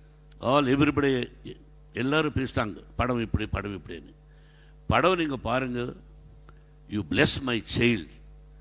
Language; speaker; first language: Tamil; non-native, learner; Telugu